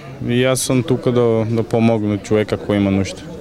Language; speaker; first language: Bulgarian; non-native, learner; Portuguese